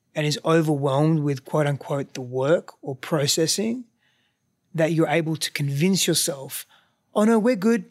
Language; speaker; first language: English; native; English